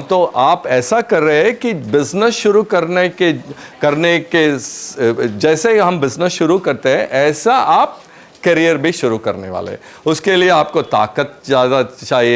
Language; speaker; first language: Hindi; non-native, local second language; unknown